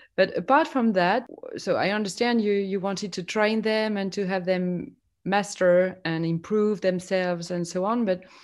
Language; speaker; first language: English; non-native, fluent; French